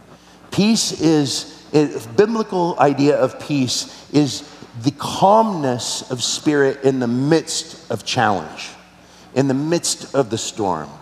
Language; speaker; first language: English; native; English